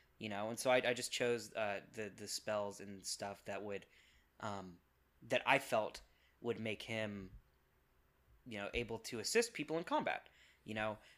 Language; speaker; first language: English; native; English